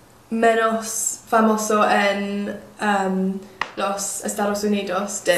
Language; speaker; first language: Spanish; non-native, learner; English